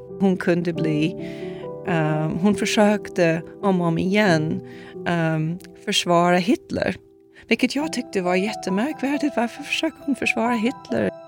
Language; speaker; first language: Swedish; non-native, fluent; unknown